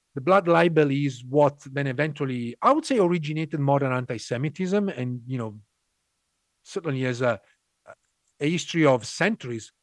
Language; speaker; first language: English; non-native, fluent; Italian